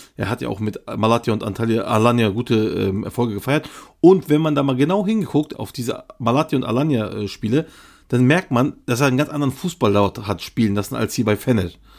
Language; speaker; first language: German; early bilingual, other home language; Turkish